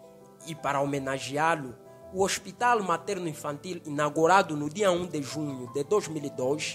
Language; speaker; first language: Portuguese; native; Portuguese